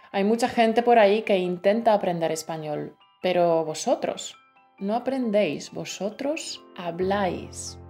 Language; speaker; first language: Spanish; native; Spanish